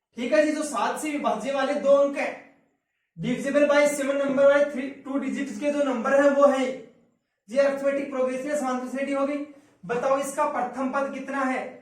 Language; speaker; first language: Hindi; native; Hindi